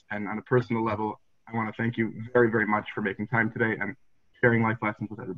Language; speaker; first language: English; native; English